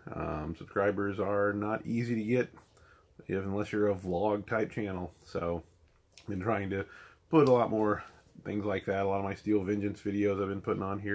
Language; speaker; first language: English; native; English